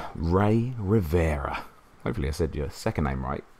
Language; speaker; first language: English; native; English